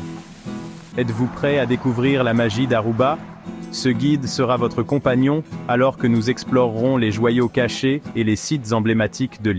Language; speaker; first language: French; native; French